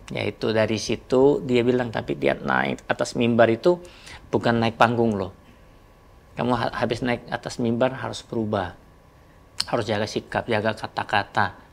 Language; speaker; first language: Indonesian; non-native, fluent; Korean